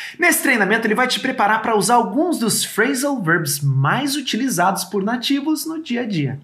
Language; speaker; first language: Portuguese; native; Portuguese